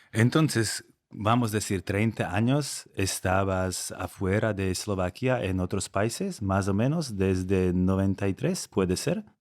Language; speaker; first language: Spanish; non-native, fluent; Slovak